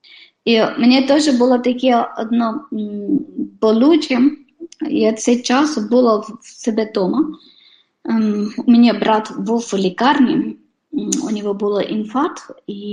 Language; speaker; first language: Ukrainian; non-native, fluent; Polish